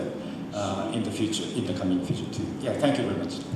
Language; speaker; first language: English; non-native, fluent; Japanese